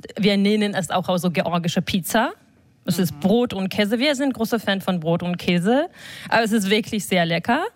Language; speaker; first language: German; non-native, fluent; Georgian